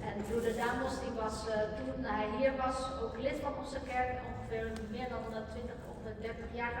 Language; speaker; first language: Dutch; non-native, fluent; Indonesian